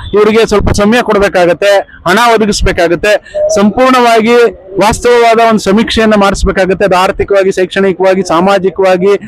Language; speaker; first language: Kannada; non-native, local second language; Lambadi